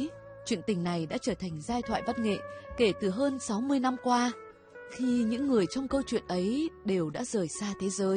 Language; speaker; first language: Vietnamese; native; Vietnamese